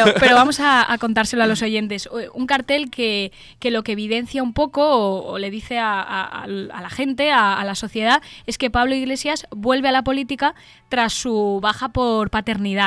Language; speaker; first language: Spanish; native; Spanish